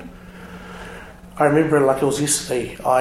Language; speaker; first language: English; native; English